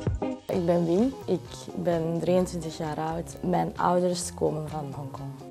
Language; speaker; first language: Dutch; early bilingual, other home language; Cantonese